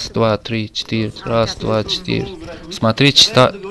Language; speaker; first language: Russian; non-native, learner; Turkmen